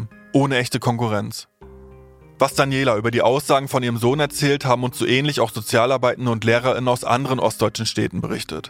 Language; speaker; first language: German; native; German